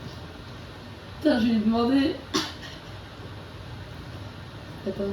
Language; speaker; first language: French; native; French